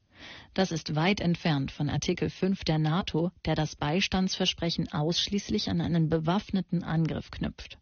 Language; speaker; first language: German; native; German